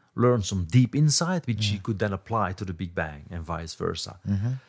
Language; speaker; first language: English; non-native, fluent; Dutch